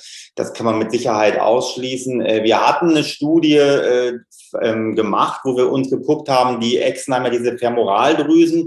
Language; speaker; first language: German; native; German